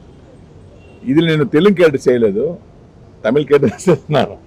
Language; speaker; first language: Telugu; non-native, learner; Tamil